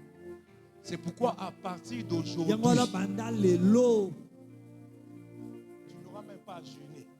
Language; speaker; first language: French; non-native, local second language; Lingala